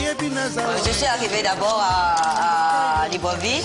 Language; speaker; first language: French; non-native, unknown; Chinese